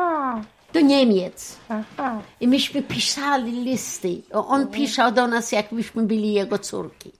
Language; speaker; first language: Polish; non-native, local second language; Yiddish